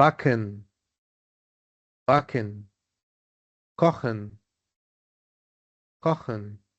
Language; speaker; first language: German; non-native, fluent; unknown